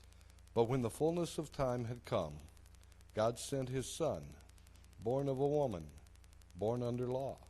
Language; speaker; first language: English; native; English